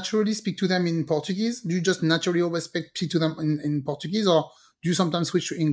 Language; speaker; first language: English; non-native, fluent; French